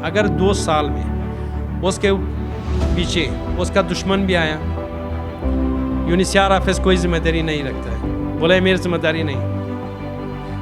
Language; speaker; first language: Hindi; non-native, fluent; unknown